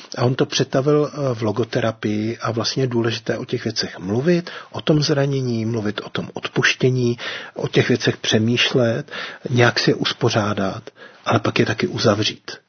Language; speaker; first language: Czech; native; Czech